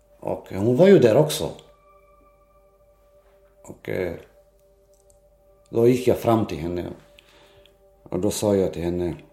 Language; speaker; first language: Swedish; non-native, local second language; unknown